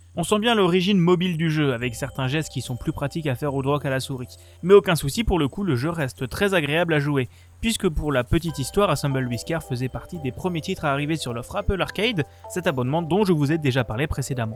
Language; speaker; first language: French; native; French